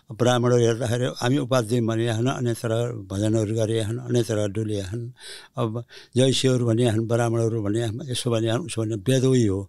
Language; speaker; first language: Nepali; early bilingual, heritage; Nepali